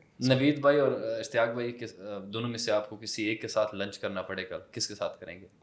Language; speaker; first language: Urdu; non-native, local second language; Pashto